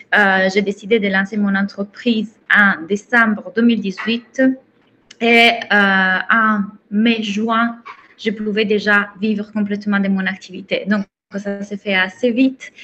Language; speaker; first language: French; non-native, fluent; Italian